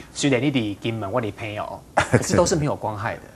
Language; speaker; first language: Chinese; native; Chinese